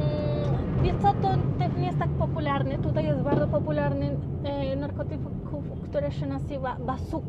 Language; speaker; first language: Polish; non-native, learner; Spanish